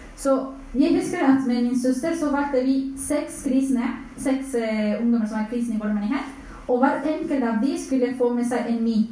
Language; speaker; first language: Norwegian; non-native, fluent; Spanish